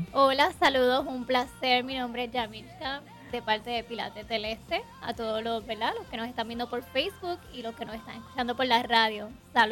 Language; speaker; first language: Spanish; native; Spanish